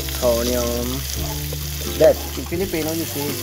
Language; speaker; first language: English; non-native, learner; Italian